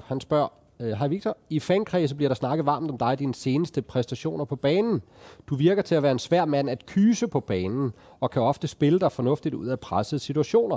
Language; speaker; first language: Danish; native; Danish